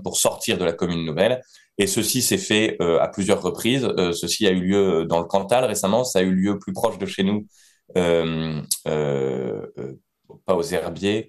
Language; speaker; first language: French; native; French